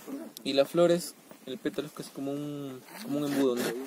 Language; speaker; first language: Spanish; native; Spanish